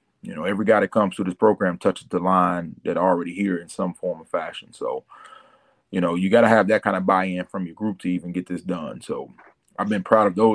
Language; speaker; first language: English; native; English